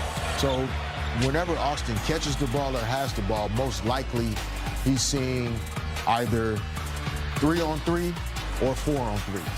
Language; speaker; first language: English; native; English